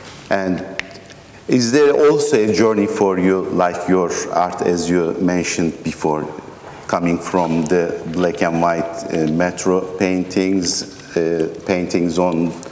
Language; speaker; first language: English; non-native, fluent; Turkish